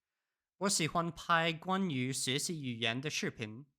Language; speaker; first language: Chinese; non-native, learner; English